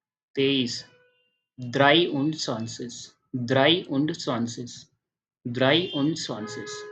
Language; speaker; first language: German; non-native, fluent; Hindi